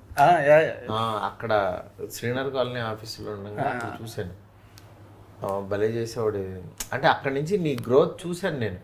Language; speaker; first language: Telugu; native; Telugu